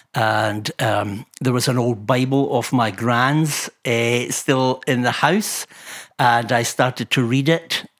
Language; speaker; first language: English; native; English